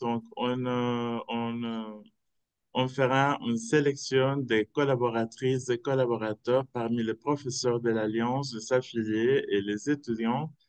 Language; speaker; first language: French; non-native, fluent; Spanish